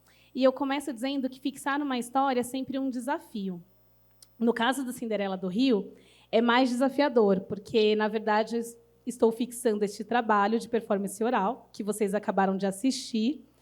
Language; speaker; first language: Portuguese; native; Portuguese